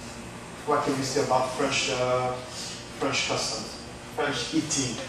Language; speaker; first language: English; non-native, fluent; French